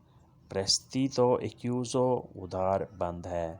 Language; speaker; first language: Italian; non-native, learner; Urdu